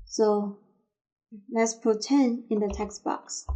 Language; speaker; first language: English; non-native, fluent; Chinese